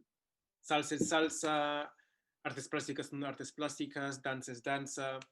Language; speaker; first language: Spanish; non-native, fluent; English